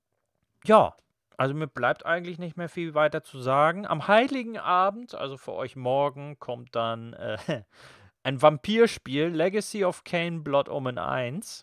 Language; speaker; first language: German; native; German